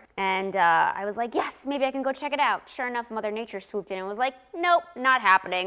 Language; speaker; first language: English; native; English